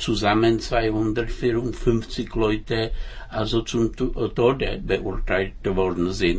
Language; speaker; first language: German; non-native, fluent; Czech